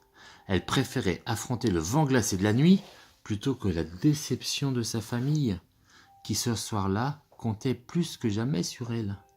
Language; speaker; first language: French; native; French